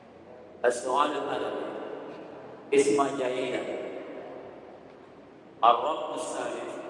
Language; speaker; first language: Arabic; non-native, fluent; Indonesian